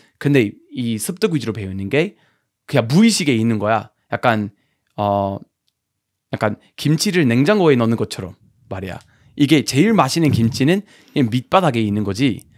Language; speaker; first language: Korean; non-native, fluent; English